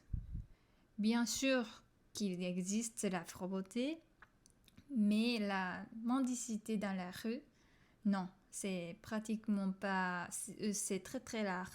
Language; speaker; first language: French; non-native, fluent; Japanese